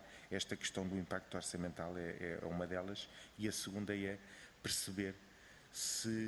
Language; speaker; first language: Portuguese; native; Portuguese